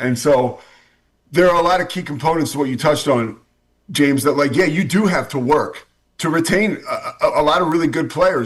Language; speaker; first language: English; native; English